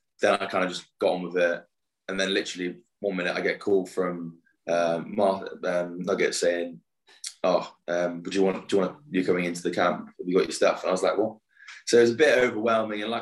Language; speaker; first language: English; native; English